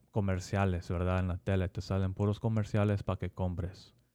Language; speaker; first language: Spanish; early bilingual, heritage; Spanish